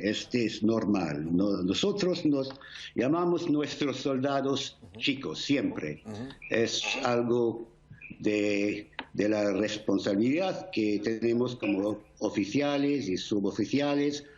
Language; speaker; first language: Spanish; non-native, fluent; English